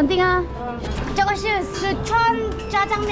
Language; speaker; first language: Chinese; non-native, learner; Korean